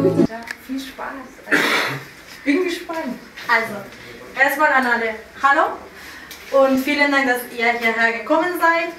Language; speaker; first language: German; non-native, fluent; Spanish